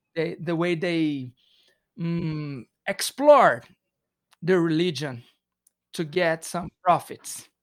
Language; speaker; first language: English; non-native, learner; Portuguese